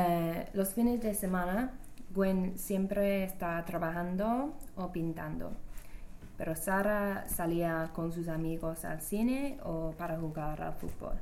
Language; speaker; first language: Spanish; non-native, learner; English